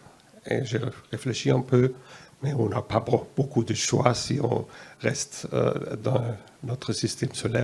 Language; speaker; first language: French; non-native, fluent; German